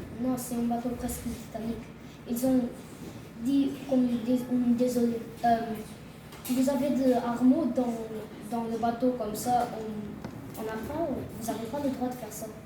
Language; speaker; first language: French; non-native, learner; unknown